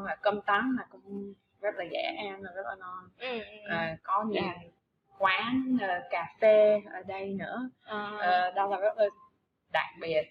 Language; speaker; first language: Vietnamese; non-native, fluent; English